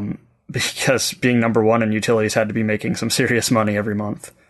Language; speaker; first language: English; native; English